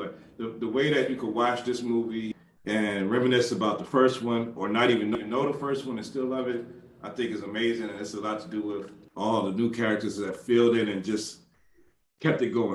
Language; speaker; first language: English; native; English